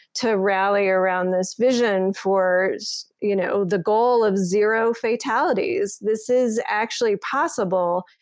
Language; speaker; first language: English; native; English